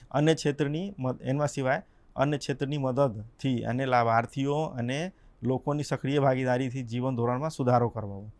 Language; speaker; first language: Hindi; non-native, local second language; Gujarati